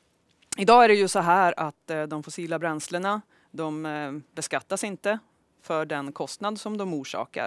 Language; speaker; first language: Swedish; native; Swedish